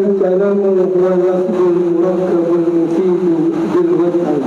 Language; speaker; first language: Arabic; non-native, learner; Indonesian